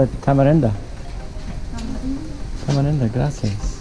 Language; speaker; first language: Spanish; non-native, learner; English